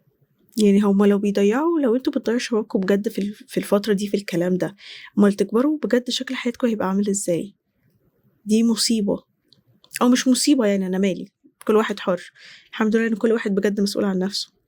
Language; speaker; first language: Arabic; native; Arabic